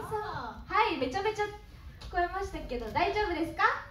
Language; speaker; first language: Japanese; native; Japanese